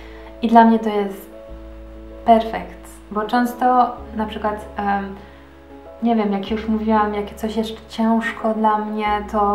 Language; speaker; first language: Polish; early bilingual, heritage; Polish